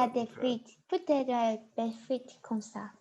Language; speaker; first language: French; non-native, learner; Chinese